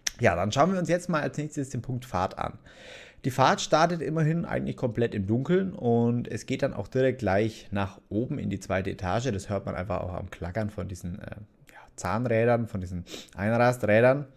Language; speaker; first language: German; native; German